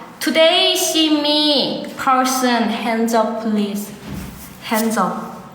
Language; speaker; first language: English; non-native, learner; Thai